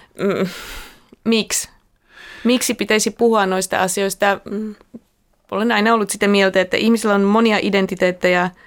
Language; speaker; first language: Finnish; non-native, fluent; Slovak